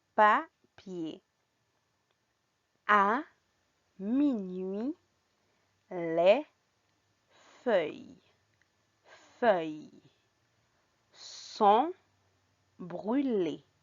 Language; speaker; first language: French; non-native, fluent; Spanish